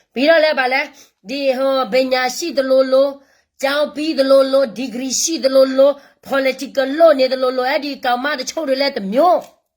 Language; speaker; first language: Burmese; non-native, local second language; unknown